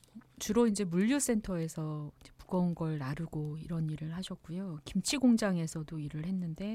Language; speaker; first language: Korean; native; Korean